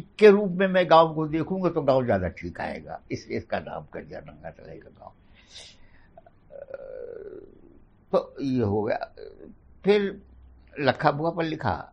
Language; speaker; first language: Hindi; native; Hindi